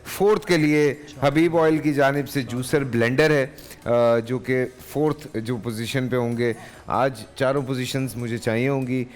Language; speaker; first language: Urdu; native; Urdu